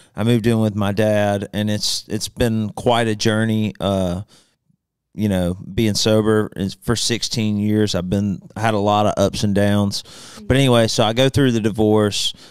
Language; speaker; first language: English; native; English